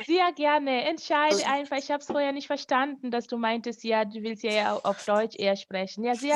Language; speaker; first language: German; native; German